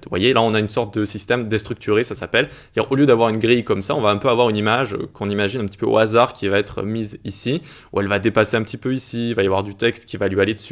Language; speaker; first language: French; native; French